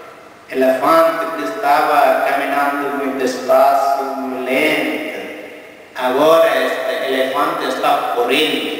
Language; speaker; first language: Spanish; non-native, fluent; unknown